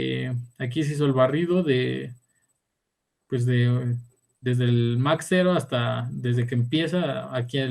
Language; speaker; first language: Spanish; native; Spanish